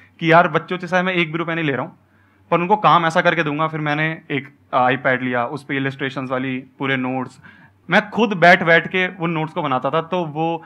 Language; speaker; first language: Hindi; native; Hindi